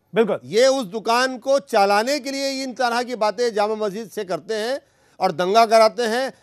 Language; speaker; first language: Hindi; native; Hindi